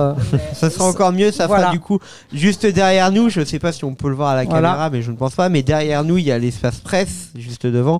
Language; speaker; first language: French; native; French